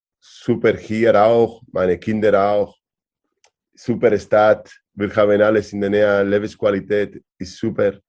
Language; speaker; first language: German; non-native, learner; Spanish